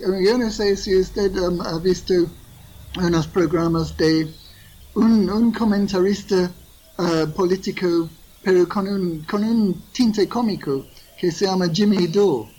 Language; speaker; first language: Spanish; non-native, fluent; English